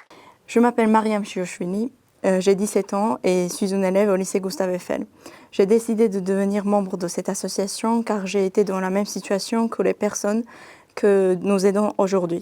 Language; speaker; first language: French; non-native, fluent; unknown